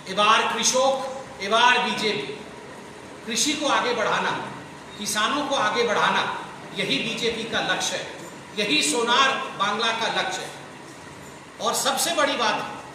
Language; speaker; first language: Hindi; non-native, local second language; Odia